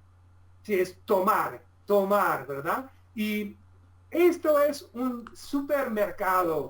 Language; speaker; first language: Spanish; non-native, fluent; English